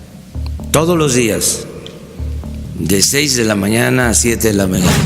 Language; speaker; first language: Spanish; native; Spanish